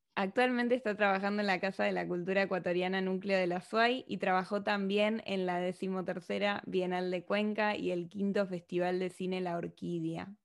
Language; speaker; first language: Spanish; native; Spanish